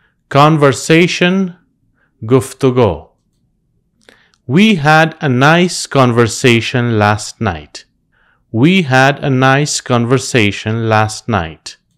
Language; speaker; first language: English; non-native, fluent; Persian